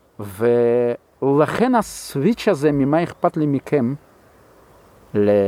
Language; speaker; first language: Hebrew; non-native, fluent; Russian